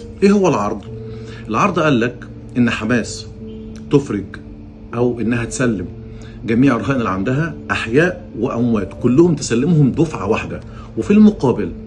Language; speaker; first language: Arabic; native; Arabic